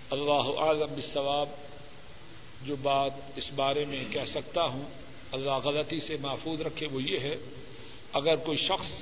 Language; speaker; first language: Urdu; non-native, local second language; Punjabi